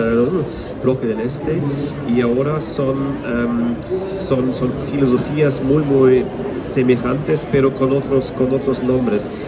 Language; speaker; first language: Spanish; non-native, fluent; German